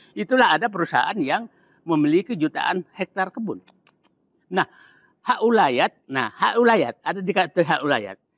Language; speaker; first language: Indonesian; non-native, local second language; Buginese